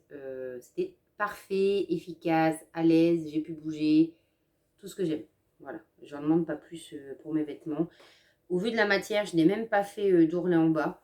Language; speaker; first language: French; native; French